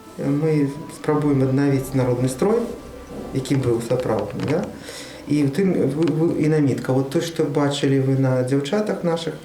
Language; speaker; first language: Belarusian; native; Belarusian